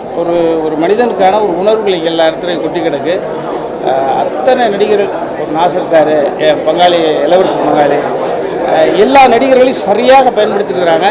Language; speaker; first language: Tamil; native; Tamil